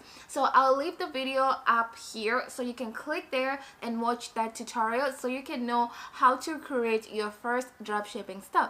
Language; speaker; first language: English; non-native, fluent; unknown